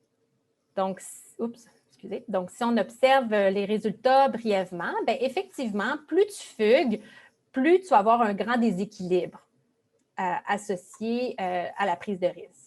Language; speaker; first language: French; native; French